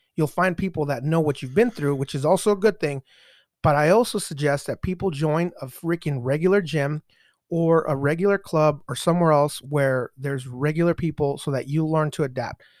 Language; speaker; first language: English; early bilingual, other home language; Spanish